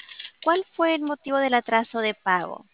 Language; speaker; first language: Spanish; native; Spanish